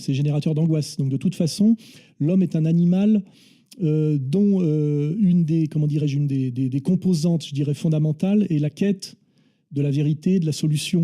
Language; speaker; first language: French; native; French